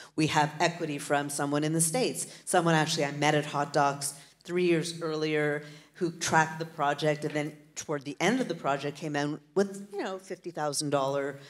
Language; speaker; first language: English; native; English